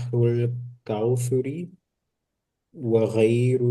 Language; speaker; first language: Arabic; non-native, learner; English